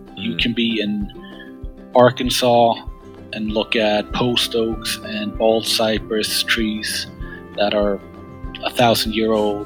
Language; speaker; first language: English; non-native, fluent; Swedish